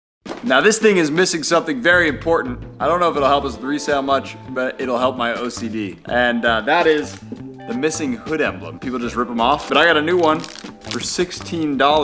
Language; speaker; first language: English; native; English